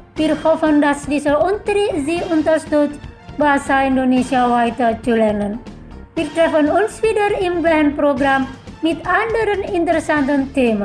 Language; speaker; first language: German; non-native, learner; Indonesian